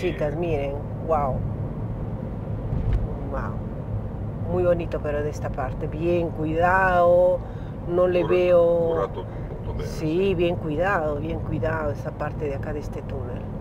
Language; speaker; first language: Spanish; native; Spanish